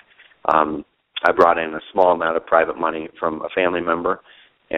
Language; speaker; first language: English; native; English